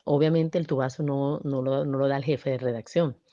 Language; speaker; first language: Spanish; native; Spanish